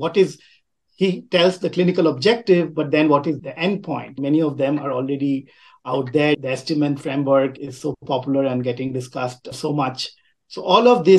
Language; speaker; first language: English; non-native, local second language; Bangla